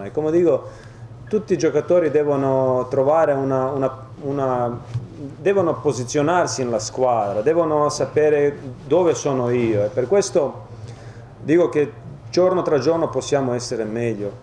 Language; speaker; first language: Italian; non-native, fluent; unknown